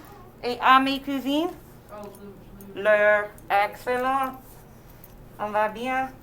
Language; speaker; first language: French; non-native, fluent; English